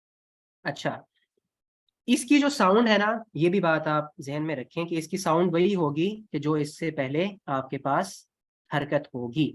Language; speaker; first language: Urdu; non-native, local second language; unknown